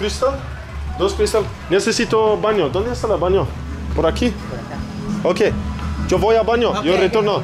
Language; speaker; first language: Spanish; non-native, learner; English